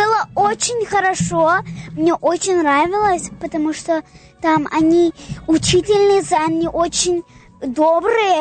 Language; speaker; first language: Russian; early bilingual, heritage; Russian